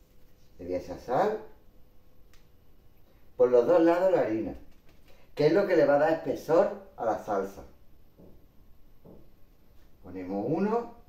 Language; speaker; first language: Spanish; native; Spanish